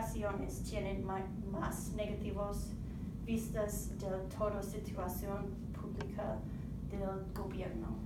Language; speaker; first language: Spanish; non-native, learner; English